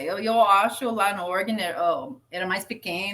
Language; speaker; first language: Portuguese; non-native, learner; English